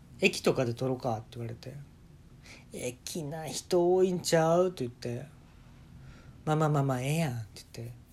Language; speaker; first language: Japanese; native; Japanese